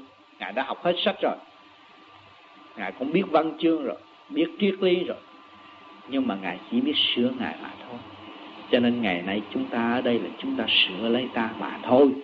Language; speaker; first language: Vietnamese; native; Vietnamese